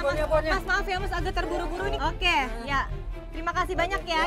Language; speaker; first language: Indonesian; native; Indonesian